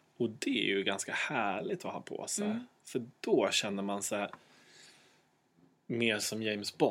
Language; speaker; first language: Swedish; native; Swedish